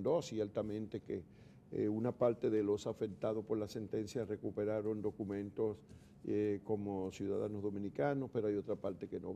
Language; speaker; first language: Spanish; native; Spanish